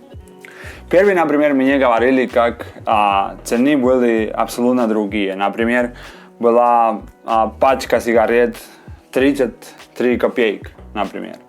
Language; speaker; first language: Russian; non-native, fluent; Spanish